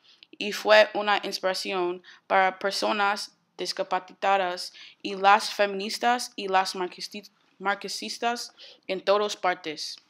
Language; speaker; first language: Spanish; non-native, learner; English